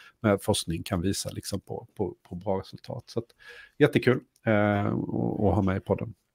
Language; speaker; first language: Swedish; native; Swedish